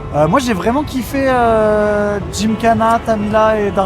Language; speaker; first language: French; native; French